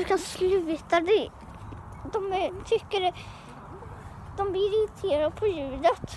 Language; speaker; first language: Swedish; non-native, learner; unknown